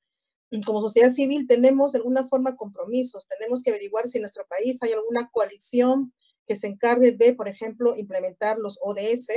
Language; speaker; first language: Spanish; native; Spanish